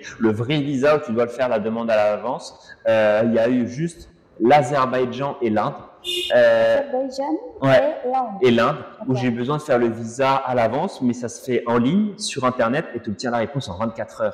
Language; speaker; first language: French; native; French